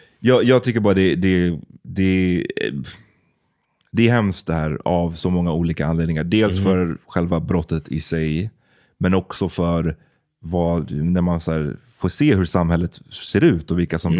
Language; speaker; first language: Swedish; native; Swedish